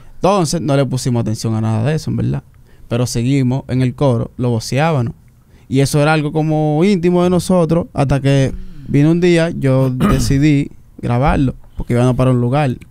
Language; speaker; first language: Spanish; early bilingual, heritage; Spanish